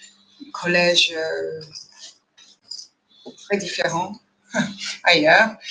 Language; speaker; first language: French; non-native, fluent; English